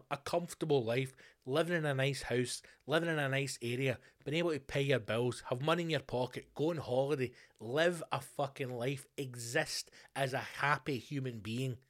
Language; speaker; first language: English; native; English